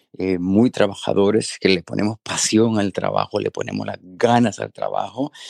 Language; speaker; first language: Spanish; native; Spanish